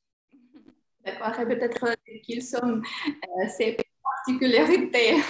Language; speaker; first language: French; non-native, learner; Ukrainian